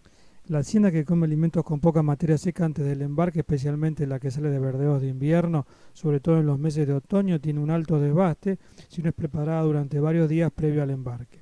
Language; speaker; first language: Spanish; native; Spanish